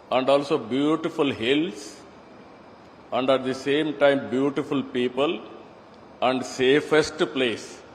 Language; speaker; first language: English; non-native, local second language; Telugu